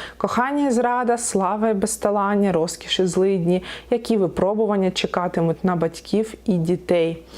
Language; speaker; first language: Ukrainian; non-native, local second language; Russian